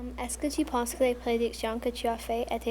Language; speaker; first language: French; non-native, local second language; English